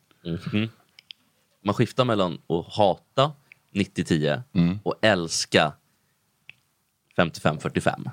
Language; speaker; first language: Swedish; native; Swedish